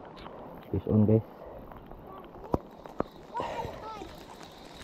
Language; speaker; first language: English; non-native, local second language; Filipino